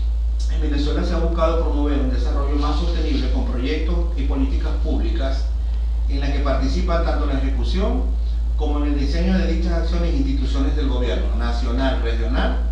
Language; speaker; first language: Spanish; native; Spanish